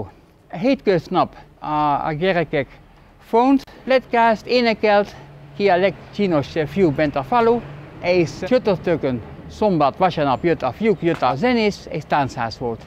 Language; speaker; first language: Hungarian; non-native, learner; Dutch